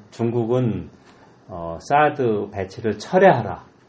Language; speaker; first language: Korean; native; Korean